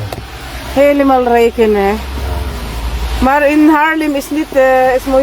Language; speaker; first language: Dutch; non-native, learner; Filipino